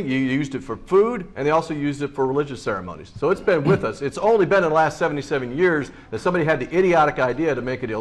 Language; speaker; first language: English; native; English